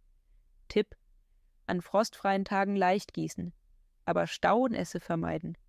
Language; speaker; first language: German; native; German